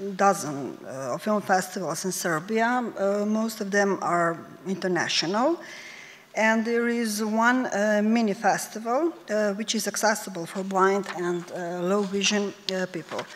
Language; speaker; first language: English; non-native, fluent; Serbian